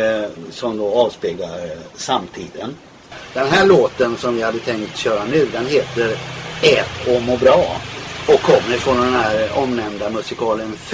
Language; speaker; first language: Swedish; native; Swedish